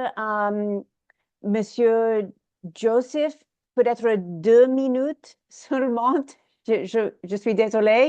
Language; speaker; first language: French; non-native, learner; English